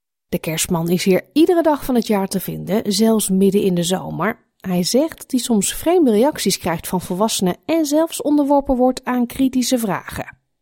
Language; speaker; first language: Dutch; native; Dutch